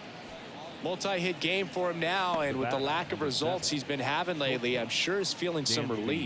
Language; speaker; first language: English; native; English